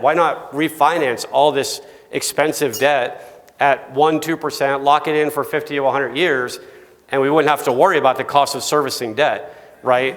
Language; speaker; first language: English; native; English